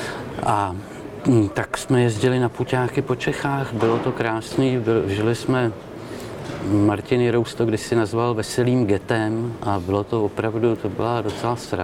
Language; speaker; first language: Czech; native; Czech